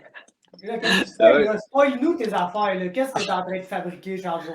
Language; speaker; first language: French; native; French